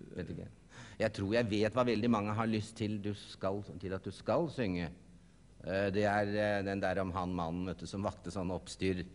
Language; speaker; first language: Norwegian; native; Norwegian